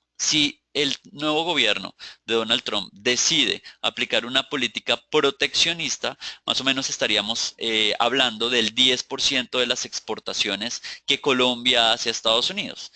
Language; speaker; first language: Spanish; native; Spanish